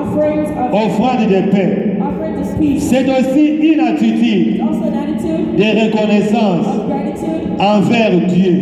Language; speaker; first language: French; non-native, local second language; Lingala